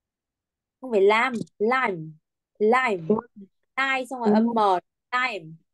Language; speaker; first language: Vietnamese; native; Vietnamese